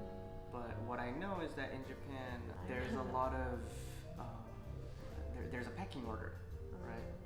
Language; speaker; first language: English; non-native, fluent; Portuguese